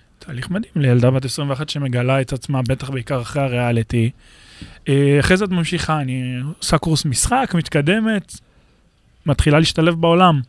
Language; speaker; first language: Hebrew; early bilingual, other home language; Russian